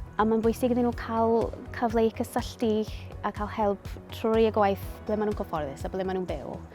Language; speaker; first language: Welsh; non-native, local second language; English